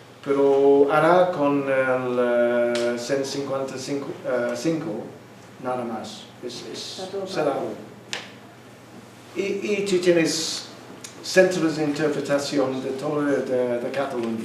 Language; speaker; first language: Spanish; non-native, learner; English